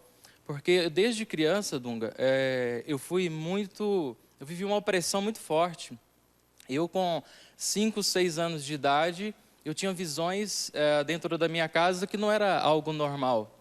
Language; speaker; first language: Portuguese; native; Portuguese